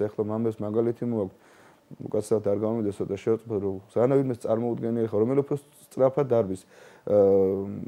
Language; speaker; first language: Georgian; native; Georgian